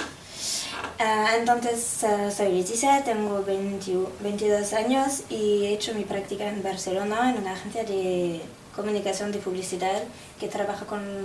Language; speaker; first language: Spanish; non-native, learner; French